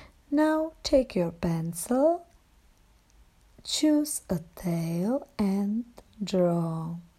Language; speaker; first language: English; non-native, fluent; Czech